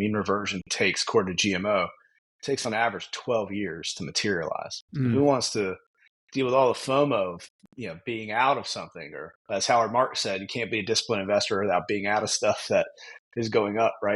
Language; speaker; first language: English; native; English